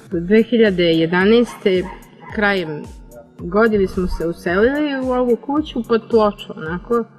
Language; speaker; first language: Serbian; native; Serbian